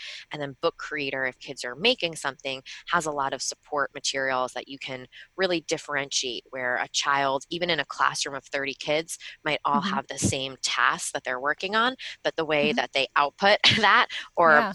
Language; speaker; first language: English; native; English